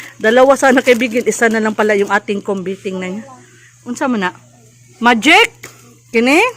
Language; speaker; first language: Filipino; non-native, local second language; Cebuano